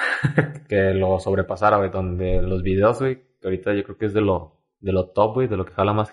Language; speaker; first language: Spanish; native; Spanish